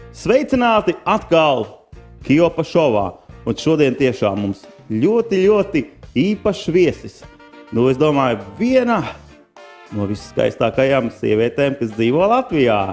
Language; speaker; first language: Latvian; native; Latvian